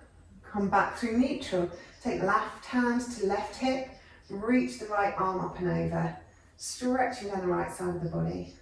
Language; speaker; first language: English; native; English